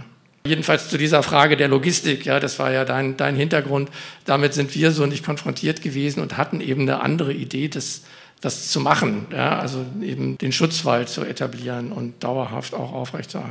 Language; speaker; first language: German; native; German